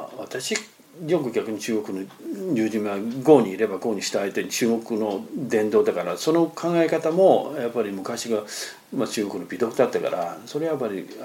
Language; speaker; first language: Japanese; non-native, fluent; Chinese